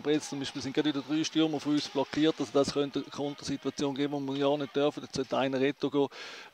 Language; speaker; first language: German; native; German